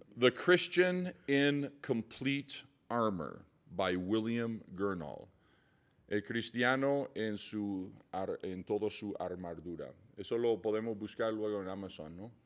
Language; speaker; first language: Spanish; non-native, fluent; English